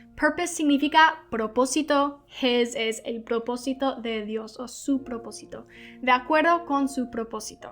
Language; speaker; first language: Spanish; non-native, fluent; English